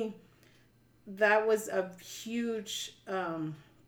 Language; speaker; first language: English; native; English